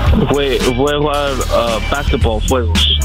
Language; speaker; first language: Spanish; non-native, learner; English